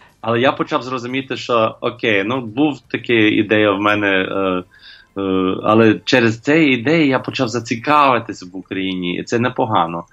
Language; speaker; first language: Ukrainian; non-native, learner; English